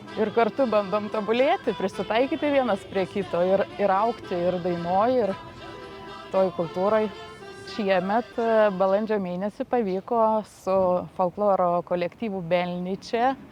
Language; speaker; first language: Lithuanian; native; Lithuanian